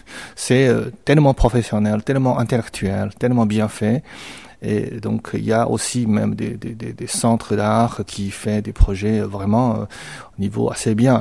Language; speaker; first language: French; non-native, fluent; Chinese